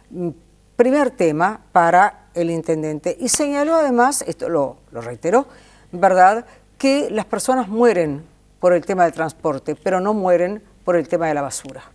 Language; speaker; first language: Spanish; native; Spanish